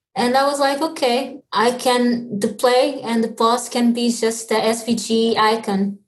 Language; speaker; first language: English; early bilingual, other home language; Portuguese